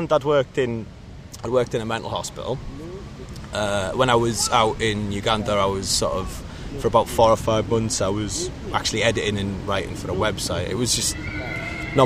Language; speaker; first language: English; native; English